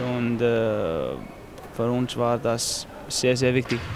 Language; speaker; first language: German; non-native, fluent; Icelandic